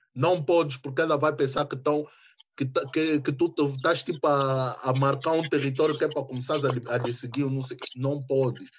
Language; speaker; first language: Portuguese; early bilingual, heritage; Portuguese